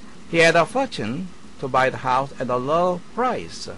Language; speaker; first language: English; non-native, fluent; Korean